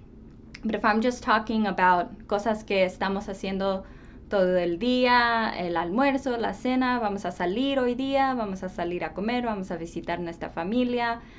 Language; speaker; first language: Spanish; early bilingual, heritage; English